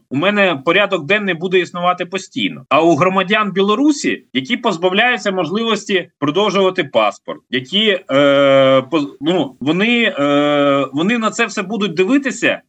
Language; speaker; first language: Ukrainian; native; Ukrainian